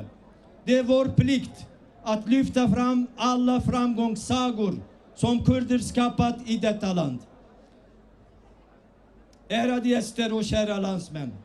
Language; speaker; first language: Swedish; early bilingual, other home language; Kurdish